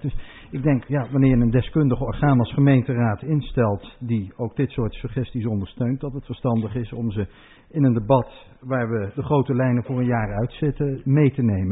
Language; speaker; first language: Dutch; native; Dutch